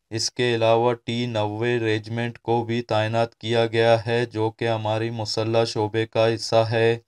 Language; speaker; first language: Urdu; non-native, local second language; Baluchi